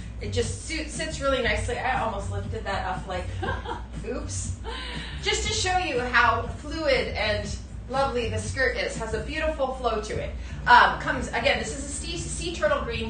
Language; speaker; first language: English; native; English